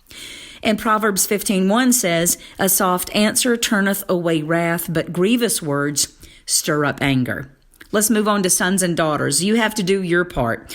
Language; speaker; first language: English; native; English